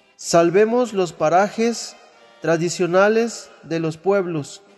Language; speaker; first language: Spanish; native; Spanish